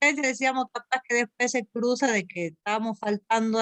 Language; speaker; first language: Spanish; native; Spanish